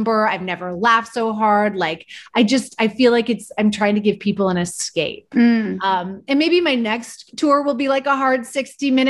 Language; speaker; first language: English; native; English